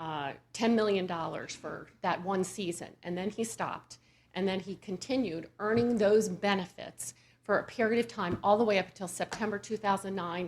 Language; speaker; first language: English; native; English